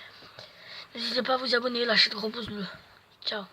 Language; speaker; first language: French; native; French